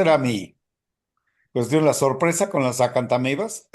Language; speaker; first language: Spanish; native; Spanish